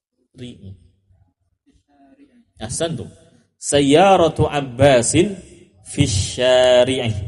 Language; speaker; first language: Arabic; non-native, fluent; Indonesian